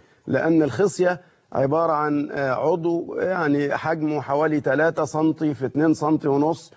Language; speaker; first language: Arabic; native; Arabic